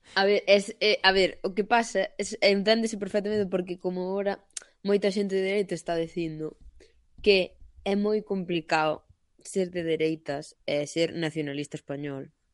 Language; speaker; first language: Galician; non-native, local second language; Spanish